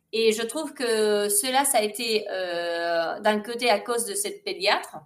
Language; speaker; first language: French; non-native, fluent; Spanish